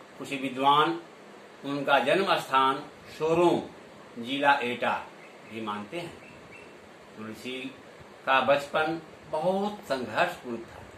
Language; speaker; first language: Hindi; native; Hindi